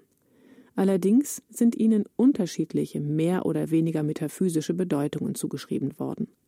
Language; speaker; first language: German; native; German